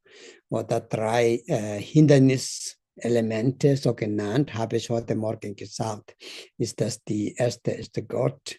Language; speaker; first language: German; non-native, learner; Tibetan